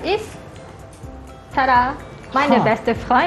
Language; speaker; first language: German; non-native, fluent; Malay